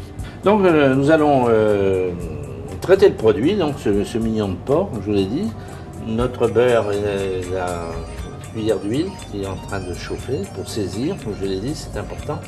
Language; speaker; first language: French; native; French